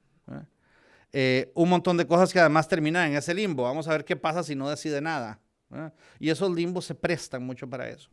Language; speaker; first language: Spanish; native; Spanish